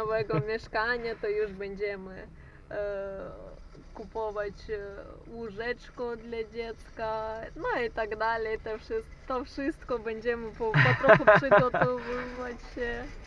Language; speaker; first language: Polish; non-native, fluent; Russian